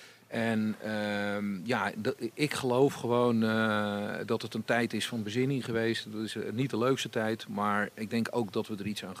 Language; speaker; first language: Dutch; native; Dutch